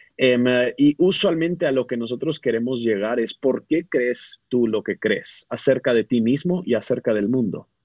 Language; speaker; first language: Spanish; early bilingual, other home language; English